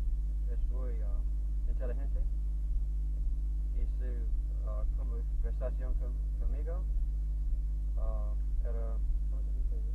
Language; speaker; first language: Spanish; non-native, learner; English